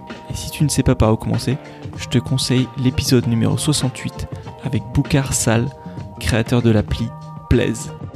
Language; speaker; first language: French; native; French